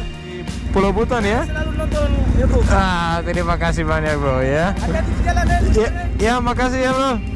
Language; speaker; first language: Indonesian; non-native, learner; Danish